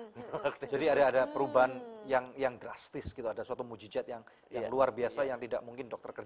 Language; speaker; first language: Indonesian; native; Indonesian